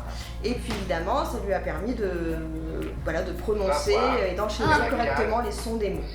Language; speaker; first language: French; native; French